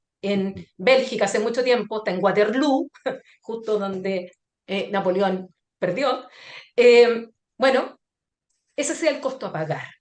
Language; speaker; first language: Spanish; native; Spanish